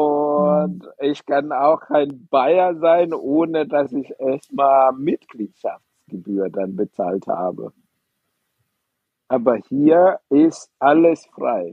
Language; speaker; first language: German; non-native, fluent; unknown